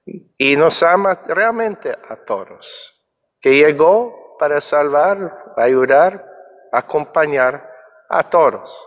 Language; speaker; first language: Spanish; non-native, fluent; English